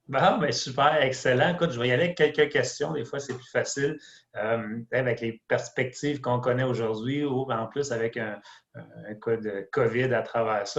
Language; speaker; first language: French; native; French